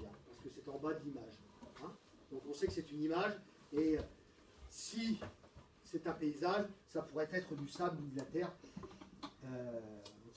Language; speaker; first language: French; native; French